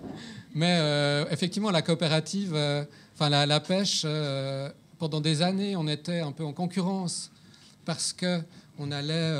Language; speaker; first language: French; native; French